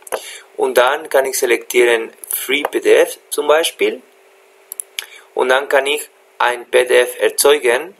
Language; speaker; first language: German; non-native, fluent; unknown